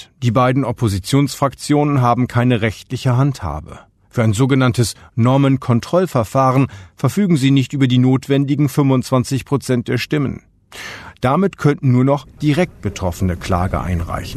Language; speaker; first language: German; native; German